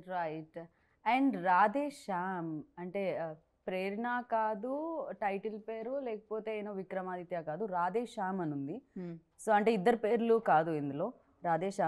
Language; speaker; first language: Telugu; native; Telugu